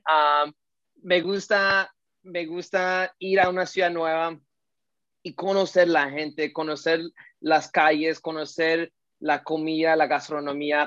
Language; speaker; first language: Spanish; early bilingual, heritage; Spanish